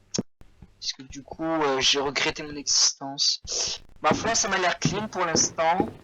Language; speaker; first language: French; native; French